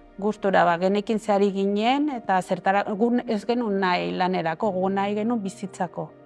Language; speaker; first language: Basque; non-native, local second language; Spanish